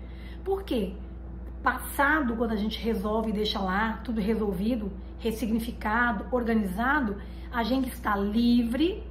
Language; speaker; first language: Portuguese; native; Portuguese